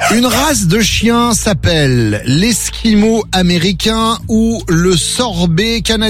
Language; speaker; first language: French; native; French